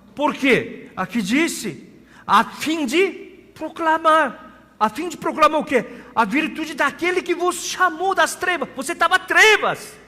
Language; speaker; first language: Portuguese; non-native, fluent; Korean